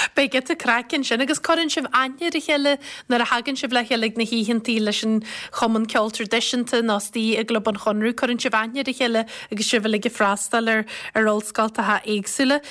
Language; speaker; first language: Irish; native; Irish